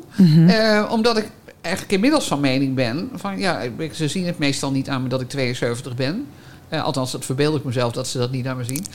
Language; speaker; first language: Dutch; native; Dutch